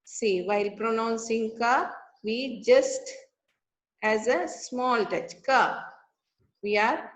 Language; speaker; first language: English; non-native, local second language; Kannada